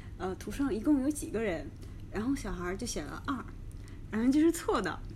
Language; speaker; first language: Chinese; native; Chinese